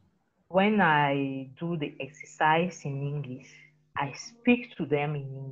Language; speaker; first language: English; non-native, learner; French